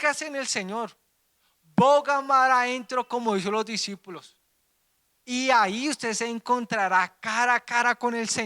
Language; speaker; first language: Spanish; native; Spanish